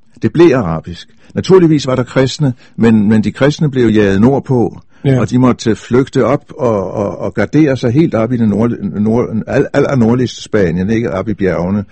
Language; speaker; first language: Danish; native; Danish